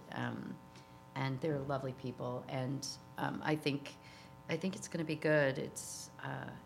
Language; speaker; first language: English; native; English